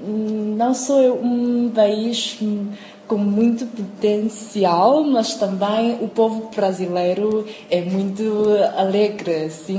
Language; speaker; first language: Portuguese; non-native, fluent; Chinese